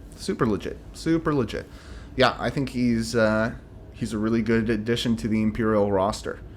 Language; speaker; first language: English; native; English